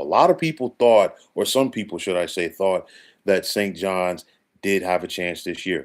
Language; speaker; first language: English; native; English